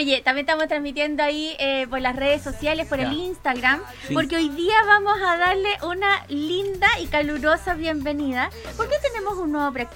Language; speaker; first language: Spanish; native; Spanish